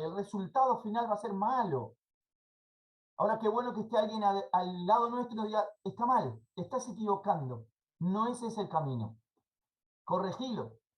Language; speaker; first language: Spanish; native; Spanish